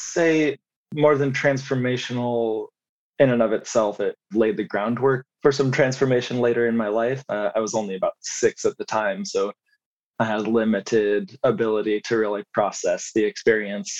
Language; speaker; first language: English; native; English